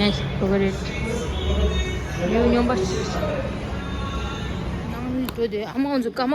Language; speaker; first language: English; non-native, learner; Tibetan